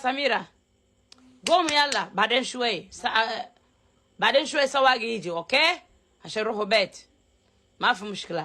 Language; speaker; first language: Arabic; non-native, learner; Amharic